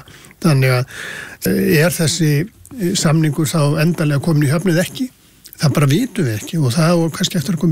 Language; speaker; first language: Icelandic; native; Icelandic